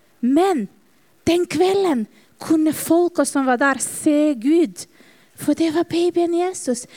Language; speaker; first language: Norwegian; non-native, fluent; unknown